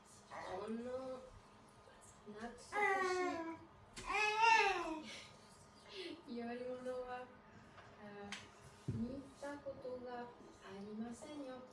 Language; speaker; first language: Japanese; non-native, learner; French